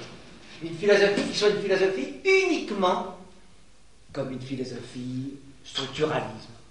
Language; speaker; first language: French; native; French